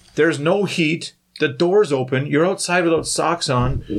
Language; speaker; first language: English; native; English